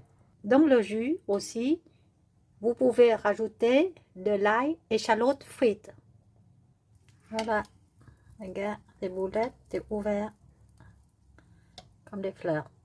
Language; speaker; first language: French; non-native, learner; Vietnamese